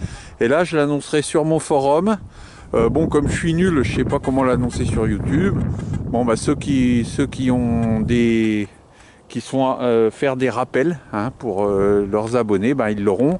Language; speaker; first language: French; native; French